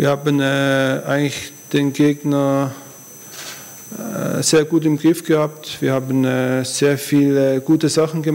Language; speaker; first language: German; early bilingual, other home language; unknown